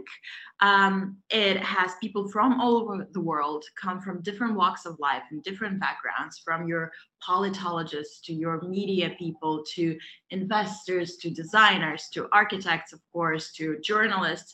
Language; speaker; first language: English; non-native, fluent; Russian